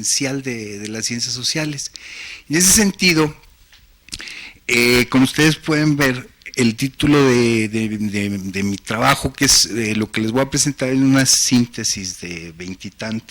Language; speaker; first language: Spanish; native; Spanish